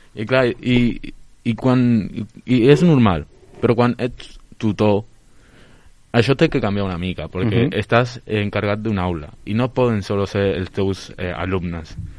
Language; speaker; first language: Catalan; non-native, local second language; Spanish